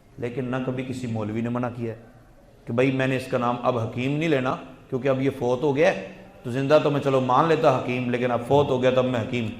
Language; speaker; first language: Urdu; native; Urdu